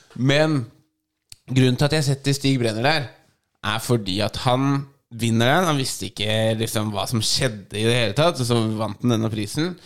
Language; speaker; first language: Norwegian; native; Norwegian